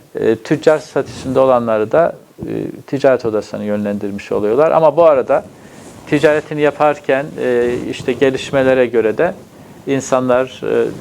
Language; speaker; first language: Turkish; native; Turkish